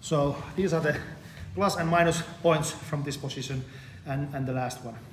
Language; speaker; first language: English; non-native, fluent; Finnish